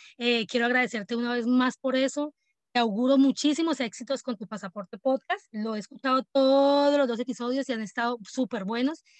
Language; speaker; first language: Spanish; native; Spanish